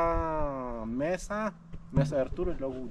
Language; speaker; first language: Spanish; native; Spanish